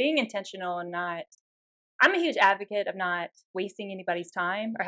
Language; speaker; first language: English; native; English